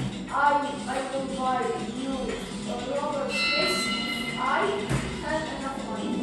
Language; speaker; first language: English; non-native, learner; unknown